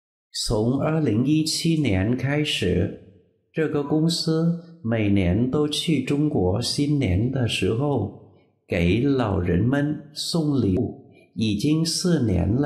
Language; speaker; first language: Chinese; non-native, fluent; Vietnamese